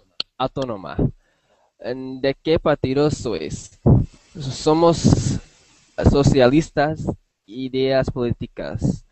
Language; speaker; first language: Spanish; non-native, learner; English